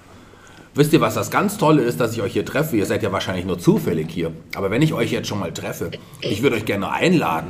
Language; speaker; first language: German; native; German